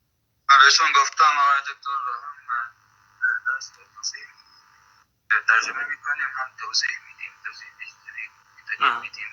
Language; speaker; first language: Persian; non-native, fluent; Arabic